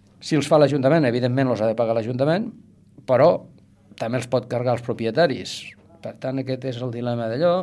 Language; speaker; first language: Catalan; native; Catalan